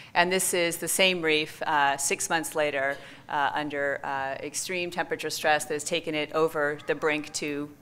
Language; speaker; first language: English; native; English